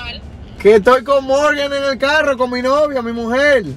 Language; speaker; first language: Spanish; native; Spanish